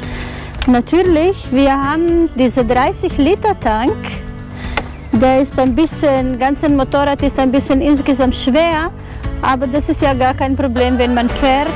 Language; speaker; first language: German; non-native, fluent; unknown